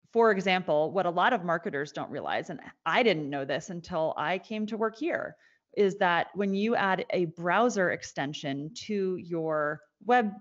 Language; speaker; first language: English; native; English